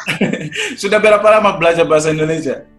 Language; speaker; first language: Indonesian; non-native, fluent; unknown